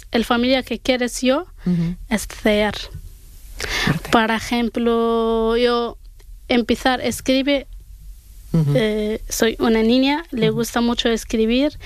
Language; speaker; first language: Spanish; non-native, learner; Arabic